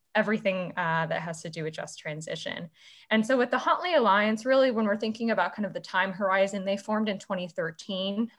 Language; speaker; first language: English; native; English